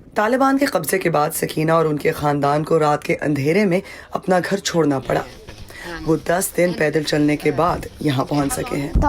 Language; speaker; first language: Urdu; native; Urdu